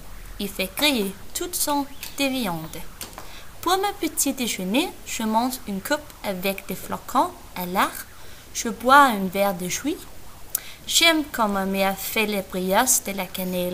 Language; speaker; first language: French; non-native, learner; Danish